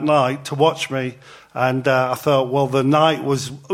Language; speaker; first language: English; native; English